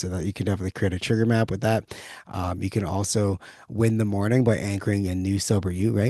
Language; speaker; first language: English; native; English